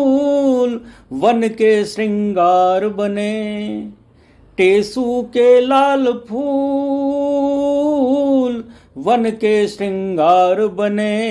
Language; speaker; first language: Hindi; native; Hindi